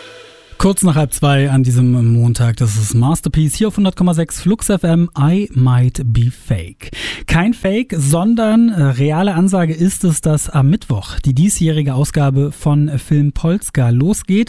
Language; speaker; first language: German; native; German